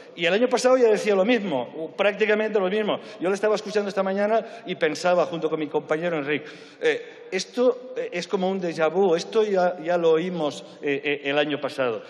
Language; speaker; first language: Spanish; non-native, local second language; Catalan